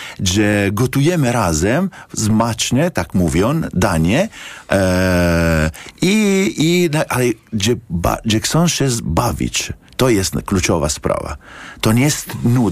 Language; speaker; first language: Polish; non-native, learner; Italian